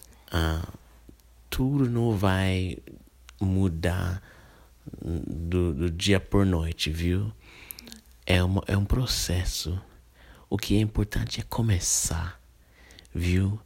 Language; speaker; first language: Portuguese; non-native, fluent; English